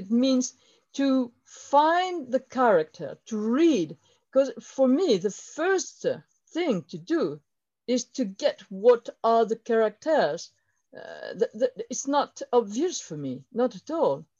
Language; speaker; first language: English; non-native, learner; French